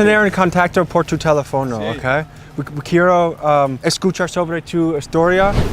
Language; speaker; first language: Spanish; non-native, learner; English